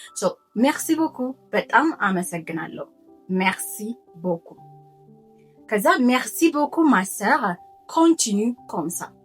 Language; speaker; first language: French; non-native, fluent; Amharic